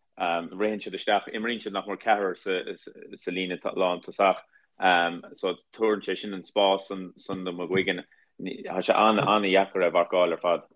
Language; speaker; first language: Irish; native; Irish